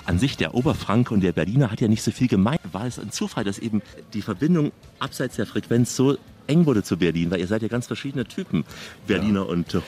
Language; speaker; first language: German; native; German